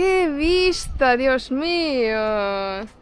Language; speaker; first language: Spanish; non-native, fluent; Estonian